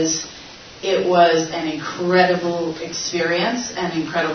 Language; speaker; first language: English; native; English